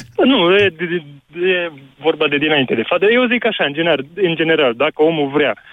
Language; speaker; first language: Romanian; non-native, local second language; Hungarian